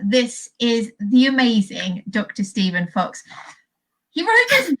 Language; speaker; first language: English; native; English